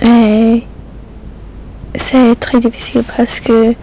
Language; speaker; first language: French; non-native, learner; English